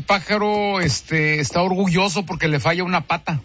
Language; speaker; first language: Spanish; native; Spanish